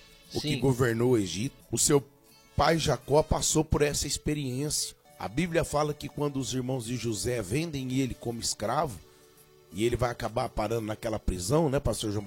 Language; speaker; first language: Portuguese; native; Portuguese